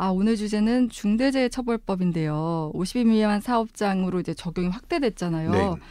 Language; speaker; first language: Korean; native; Korean